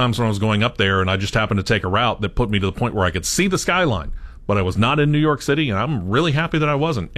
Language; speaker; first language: English; native; English